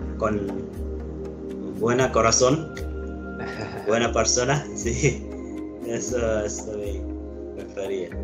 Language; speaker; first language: Spanish; non-native, learner; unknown